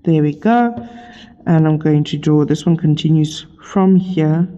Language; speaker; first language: English; non-native, local second language; Afrikaans